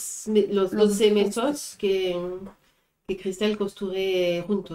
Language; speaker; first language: Spanish; non-native, learner; French